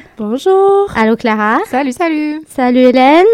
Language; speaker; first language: French; native; French